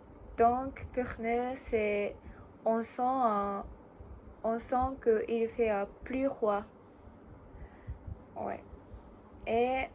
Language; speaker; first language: French; non-native, learner; Japanese